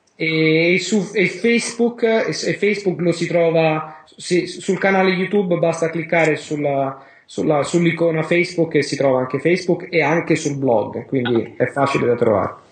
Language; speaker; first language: Italian; native; Italian